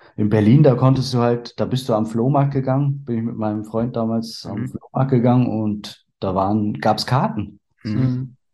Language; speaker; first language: German; native; German